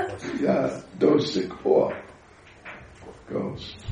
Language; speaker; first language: Russian; non-native, learner; English